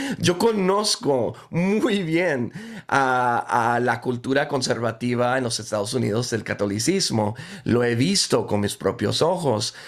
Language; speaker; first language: Spanish; early bilingual, heritage; Spanish